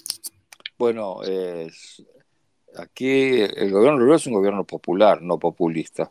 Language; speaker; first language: Spanish; native; Spanish